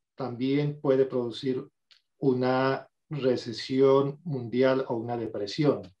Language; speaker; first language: Spanish; native; Spanish